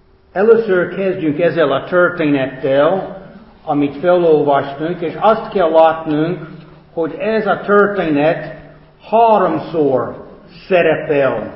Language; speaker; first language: Hungarian; non-native, fluent; English